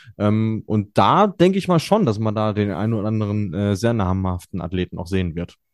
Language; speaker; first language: German; native; German